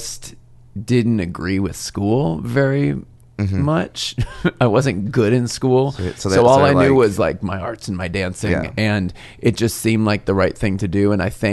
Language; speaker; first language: English; native; English